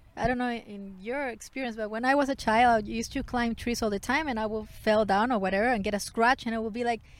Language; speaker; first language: English; non-native, fluent; Spanish